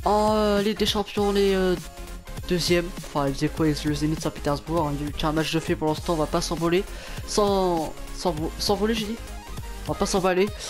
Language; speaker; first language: French; native; French